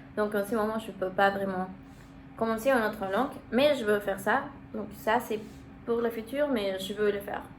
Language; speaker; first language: French; non-native, learner; Spanish